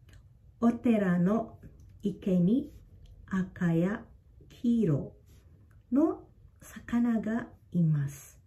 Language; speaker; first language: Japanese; non-native, fluent; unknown